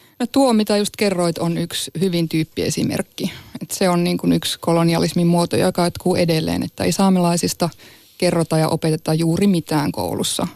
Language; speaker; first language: Finnish; non-native, local second language; Northern Sami